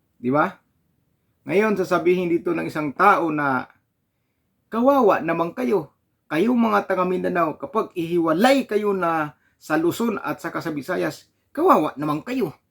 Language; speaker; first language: Filipino; non-native, local second language; Cebuano